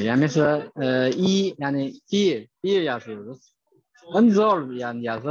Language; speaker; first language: Turkish; non-native, fluent; Chinese